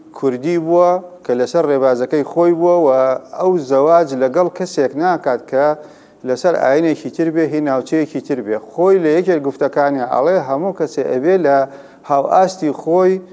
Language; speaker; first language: Central Kurdish; non-native, local second language; Gurani